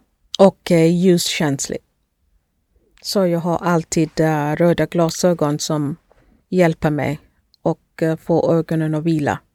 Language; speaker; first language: Swedish; non-native, fluent; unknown